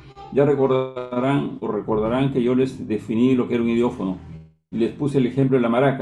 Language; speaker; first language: Spanish; native; Spanish